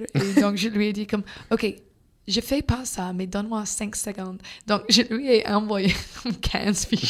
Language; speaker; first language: French; non-native, fluent; English